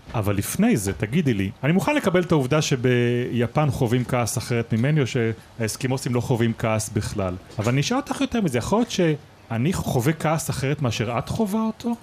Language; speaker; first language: Hebrew; native; Hebrew